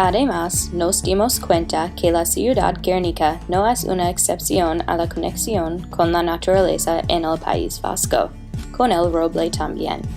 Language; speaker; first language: Spanish; non-native, learner; English